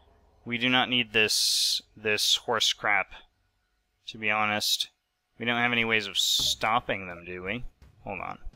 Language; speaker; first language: English; native; English